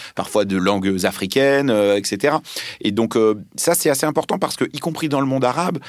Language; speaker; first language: French; early bilingual, other home language; Arabic